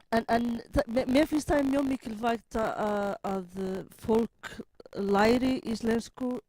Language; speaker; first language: Icelandic; non-native, fluent; Portuguese